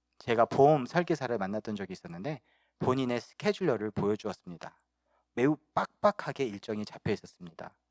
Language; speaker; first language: Korean; early bilingual, heritage; Korean